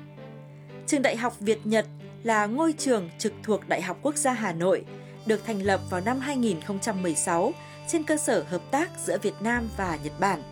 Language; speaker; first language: Vietnamese; native; Vietnamese